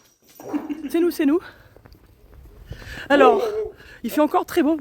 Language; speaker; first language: French; native; French